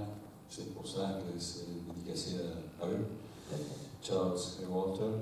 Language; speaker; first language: French; non-native, fluent; English